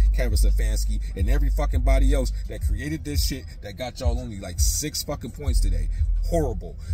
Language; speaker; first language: English; native; English